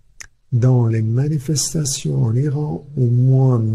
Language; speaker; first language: French; non-native, fluent; Persian